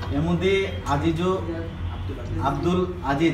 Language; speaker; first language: Japanese; non-native, learner; Bangla